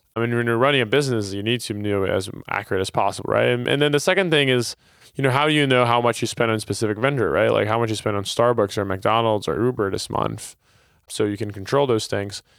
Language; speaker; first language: English; non-native, fluent; Portuguese